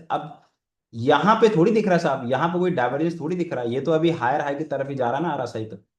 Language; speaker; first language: Hindi; native; Hindi